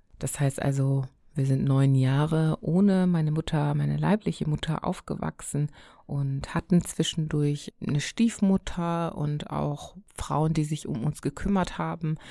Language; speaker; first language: German; early bilingual, other home language; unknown